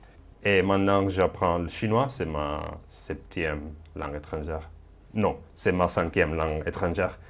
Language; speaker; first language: French; non-native, fluent; Spanish